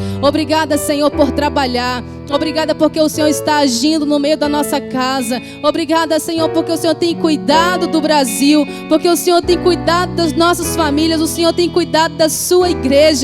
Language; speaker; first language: Portuguese; native; Portuguese